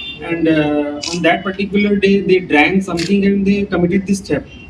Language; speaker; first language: English; non-native, local second language; Hindi